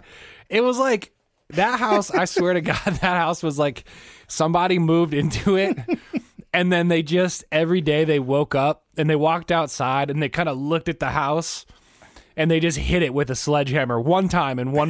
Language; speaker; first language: English; native; English